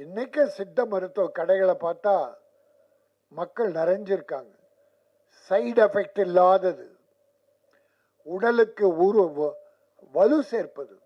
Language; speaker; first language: Tamil; native; Tamil